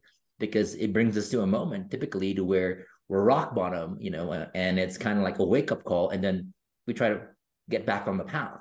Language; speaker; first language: English; non-native, local second language; Filipino